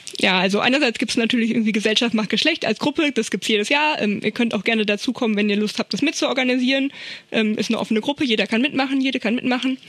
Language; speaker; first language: German; native; German